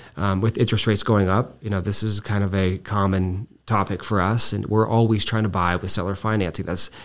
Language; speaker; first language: English; native; English